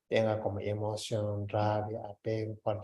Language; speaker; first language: Spanish; non-native, learner; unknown